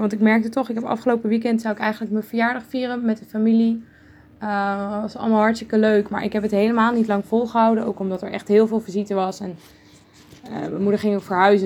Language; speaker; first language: Dutch; native; Dutch